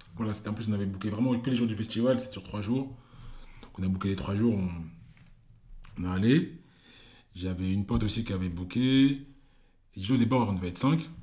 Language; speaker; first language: French; native; French